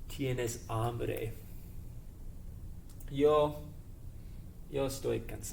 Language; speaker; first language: Spanish; non-native, fluent; English